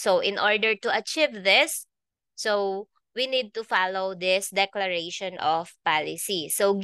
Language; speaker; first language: English; non-native, local second language; Filipino